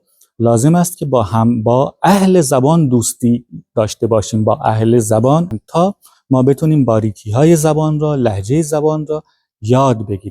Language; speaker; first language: Persian; non-native, fluent; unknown